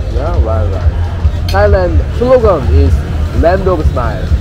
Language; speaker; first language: English; non-native, learner; Korean